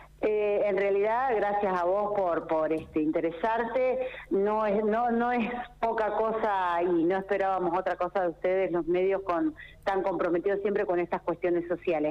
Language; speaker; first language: Spanish; native; Spanish